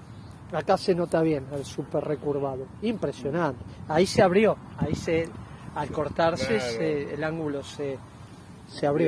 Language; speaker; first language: Spanish; native; Spanish